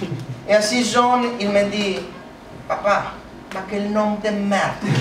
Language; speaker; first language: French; non-native, learner; Italian